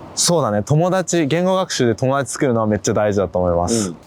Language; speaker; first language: Japanese; native; Japanese